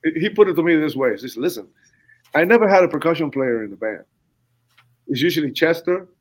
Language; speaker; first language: English; non-native, fluent; Spanish